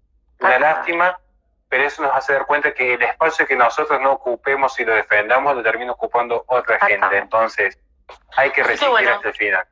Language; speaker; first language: Spanish; native; Spanish